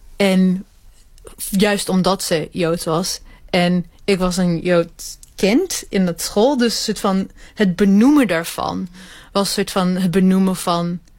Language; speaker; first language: Dutch; early bilingual, other home language; Hebrew